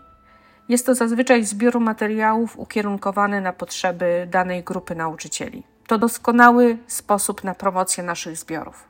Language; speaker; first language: Polish; native; Polish